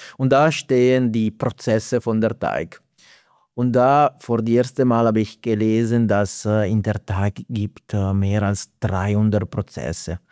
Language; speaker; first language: German; non-native, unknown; Italian